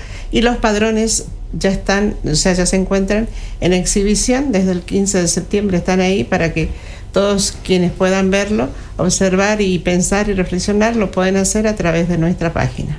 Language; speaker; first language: Spanish; native; Spanish